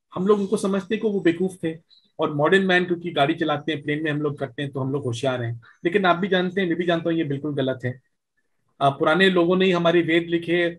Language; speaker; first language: Hindi; native; Hindi